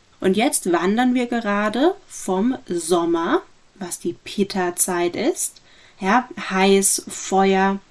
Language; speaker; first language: German; native; German